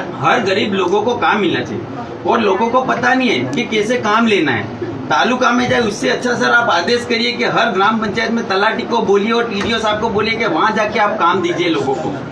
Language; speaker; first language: Hindi; non-native, local second language; Gujarati